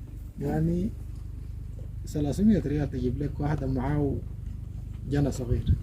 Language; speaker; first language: Arabic; native; Arabic